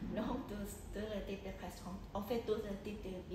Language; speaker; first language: French; non-native, fluent; Thai